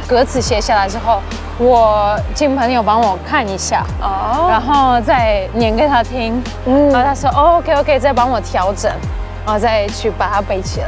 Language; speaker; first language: Chinese; non-native, fluent; Russian